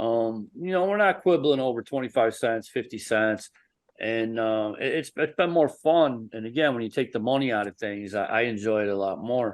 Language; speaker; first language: English; native; English